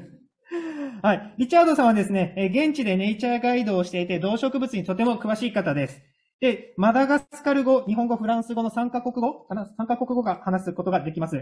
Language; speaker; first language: Japanese; native; Japanese